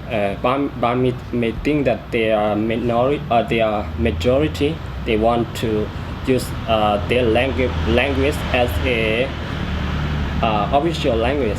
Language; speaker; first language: English; non-native, learner; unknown